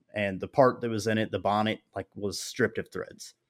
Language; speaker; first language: English; native; English